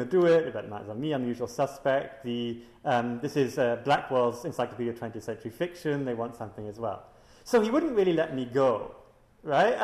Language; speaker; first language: English; native; English